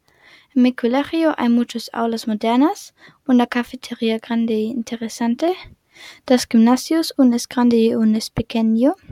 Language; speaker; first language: Spanish; non-native, learner; German